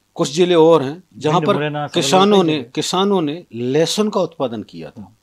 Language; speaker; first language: Hindi; native; Hindi